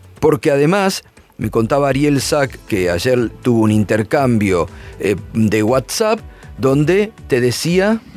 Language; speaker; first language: Spanish; native; Spanish